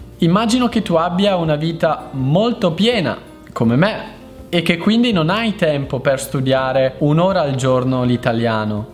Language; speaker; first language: Italian; native; Italian